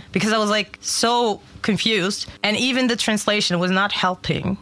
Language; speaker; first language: English; non-native, fluent; German